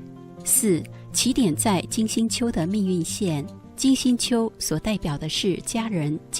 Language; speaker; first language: Chinese; native; Chinese